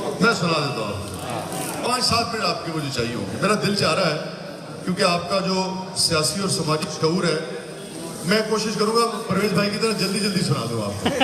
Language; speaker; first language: Urdu; non-native, local second language; Punjabi